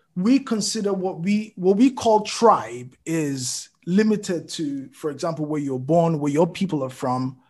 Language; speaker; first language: English; non-native, local second language; Yoruba